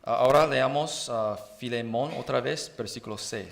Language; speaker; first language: Spanish; non-native, fluent; Chinese